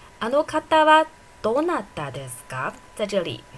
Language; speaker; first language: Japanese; non-native, fluent; Chinese